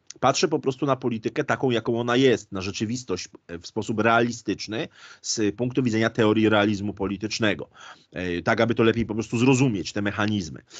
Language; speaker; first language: Polish; native; Polish